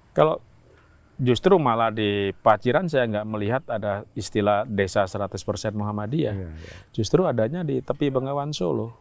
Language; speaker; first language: Indonesian; non-native, local second language; Javanese